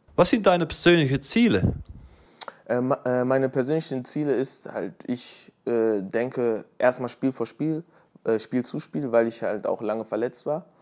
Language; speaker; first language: German; native; German